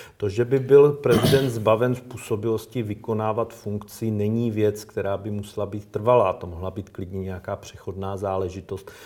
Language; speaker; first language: Czech; native; Czech